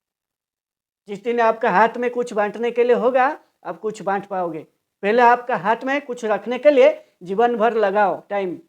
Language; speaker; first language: Hindi; non-native, local second language; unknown